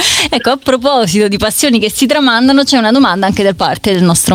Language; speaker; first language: Italian; native; Italian